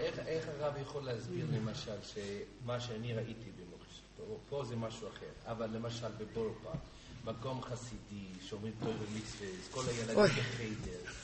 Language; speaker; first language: Hebrew; non-native, fluent; English